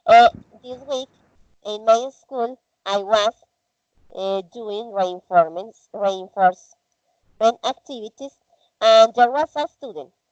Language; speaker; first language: English; non-native, learner; Spanish